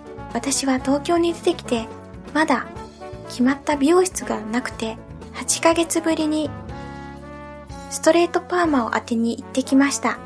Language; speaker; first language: Japanese; native; Japanese